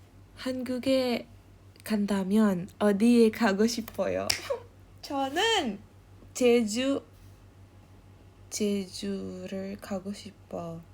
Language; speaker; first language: Korean; non-native, learner; Indonesian